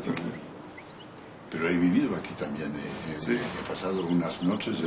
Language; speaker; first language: Spanish; non-native, fluent; French